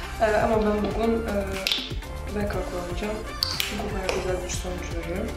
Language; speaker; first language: Turkish; non-native, fluent; Russian